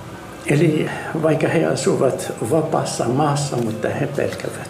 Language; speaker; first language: Finnish; non-native, fluent; Arabic